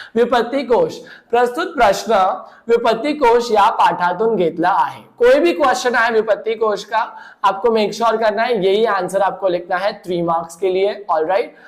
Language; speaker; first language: Hindi; non-native, local second language; Marathi